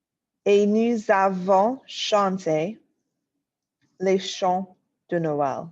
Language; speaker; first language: French; non-native, fluent; English